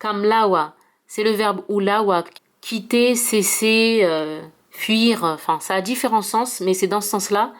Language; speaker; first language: French; early bilingual, heritage; French